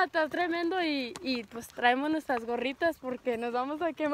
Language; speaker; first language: Spanish; early bilingual, heritage; Spanish